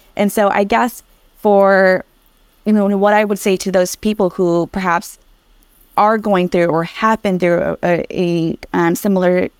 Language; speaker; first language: English; early bilingual, other home language; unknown